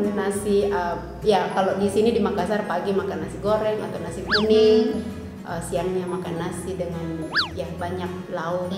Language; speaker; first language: Indonesian; native; Indonesian